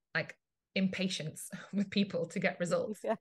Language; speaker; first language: English; native; English